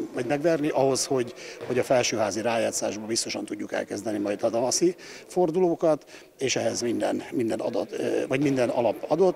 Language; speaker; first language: Hungarian; native; Hungarian